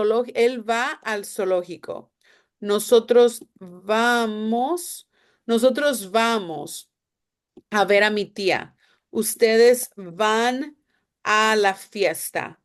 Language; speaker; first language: Spanish; non-native, fluent; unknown